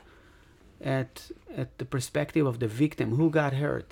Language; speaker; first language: English; non-native, fluent; Hebrew